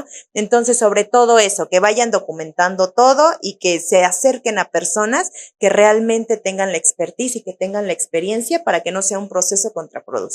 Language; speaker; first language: Spanish; native; Spanish